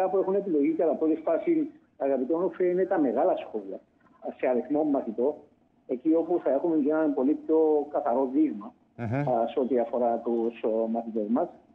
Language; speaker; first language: Greek; native; Greek